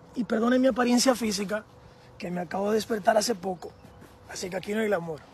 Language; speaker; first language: Spanish; early bilingual, heritage; Spanish